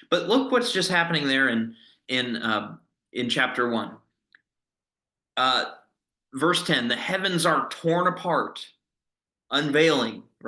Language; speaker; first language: English; native; English